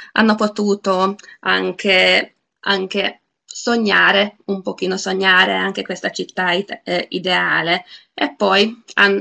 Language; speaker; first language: Italian; non-native, fluent; Hungarian